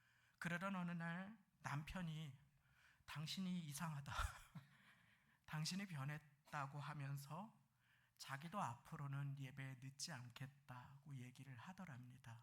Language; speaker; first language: Korean; native; Korean